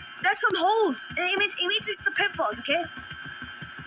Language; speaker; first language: English; native; English